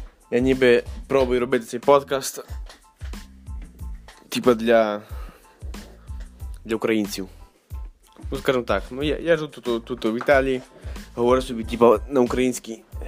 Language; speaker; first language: Ukrainian; early bilingual, heritage; Ukrainian